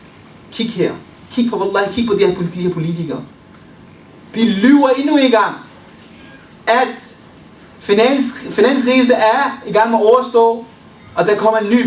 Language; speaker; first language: Danish; early bilingual, other home language; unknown